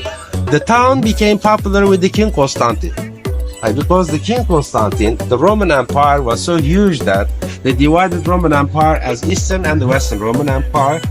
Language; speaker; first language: English; non-native, fluent; Turkish